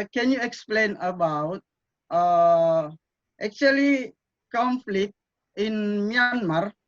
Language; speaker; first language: English; non-native, learner; Indonesian